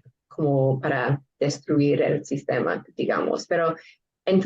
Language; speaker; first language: Spanish; non-native, fluent; English